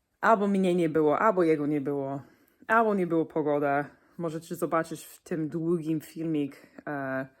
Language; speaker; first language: Polish; non-native, learner; English